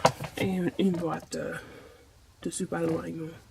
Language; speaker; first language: French; non-native, fluent; English